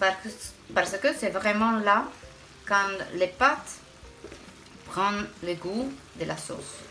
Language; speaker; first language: French; non-native, fluent; Italian